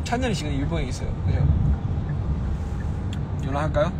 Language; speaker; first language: Korean; non-native, fluent; Chinese